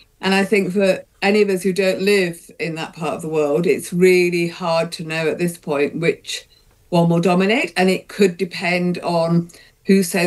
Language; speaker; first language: English; native; English